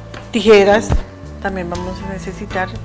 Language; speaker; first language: Spanish; native; Spanish